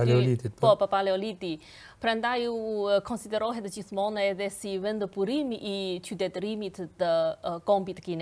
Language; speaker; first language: Albanian; non-native, fluent; Chinese